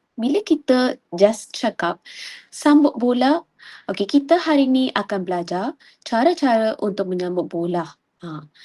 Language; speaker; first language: Malay; non-native, local second language; Tamil